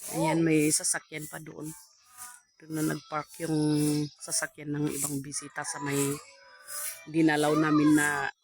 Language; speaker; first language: Filipino; non-native, local second language; Iloko